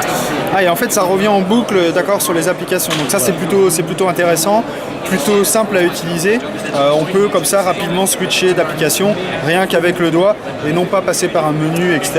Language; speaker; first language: French; native; French